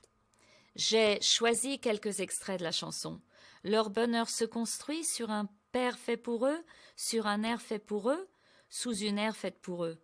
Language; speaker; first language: French; native; French